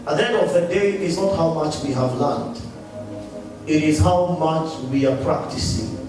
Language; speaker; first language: English; non-native, local second language; Swahili